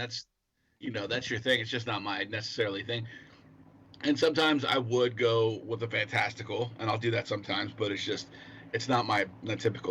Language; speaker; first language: English; native; English